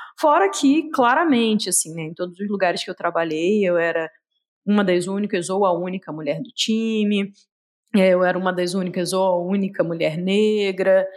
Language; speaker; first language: Portuguese; native; Portuguese